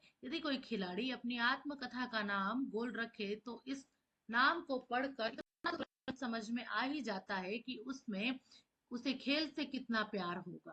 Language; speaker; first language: Hindi; native; Hindi